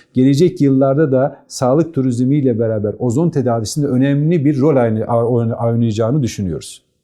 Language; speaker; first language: Turkish; native; Turkish